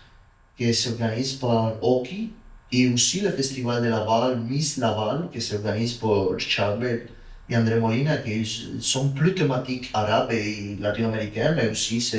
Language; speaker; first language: French; non-native, learner; Spanish